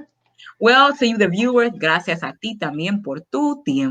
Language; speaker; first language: Spanish; non-native, fluent; English